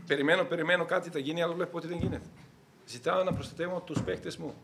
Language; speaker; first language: Greek; non-native, fluent; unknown